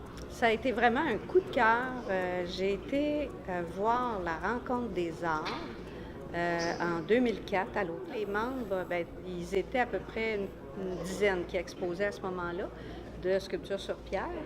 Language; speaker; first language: French; native; French